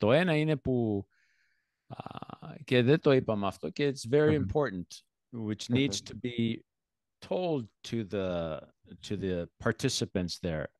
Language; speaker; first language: Greek; early bilingual, heritage; Greek